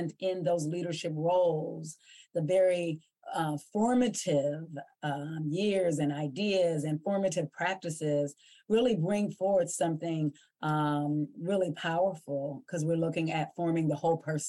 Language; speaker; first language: English; native; English